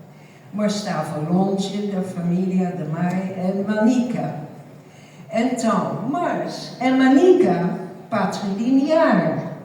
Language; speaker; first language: Portuguese; non-native, fluent; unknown